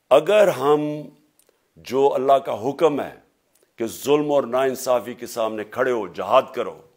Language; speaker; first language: Urdu; native; Urdu